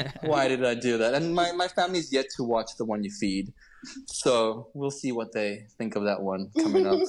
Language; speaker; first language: English; native; English